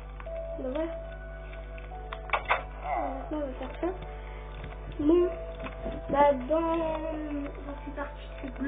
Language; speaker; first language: French; native; French